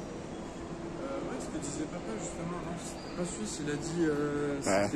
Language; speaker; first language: French; native; French